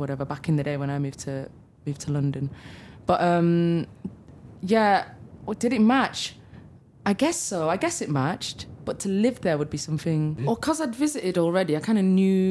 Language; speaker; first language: English; native; English